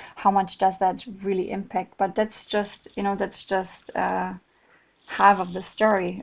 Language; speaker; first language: English; non-native, fluent; German